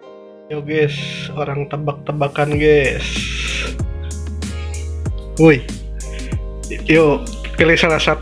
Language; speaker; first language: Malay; non-native, local second language; Sundanese